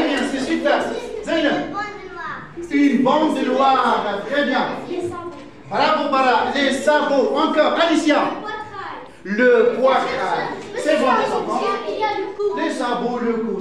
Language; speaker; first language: French; non-native, fluent; Arabic